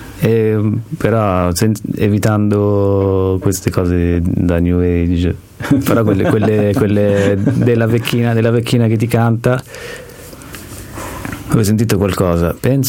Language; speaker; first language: Italian; native; Italian